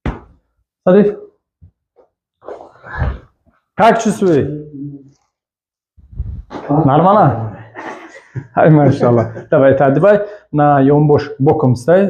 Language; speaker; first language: Russian; non-native, local second language; Tajik